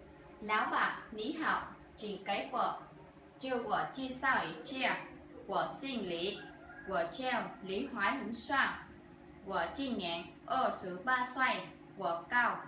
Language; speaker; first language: Chinese; non-native, learner; Vietnamese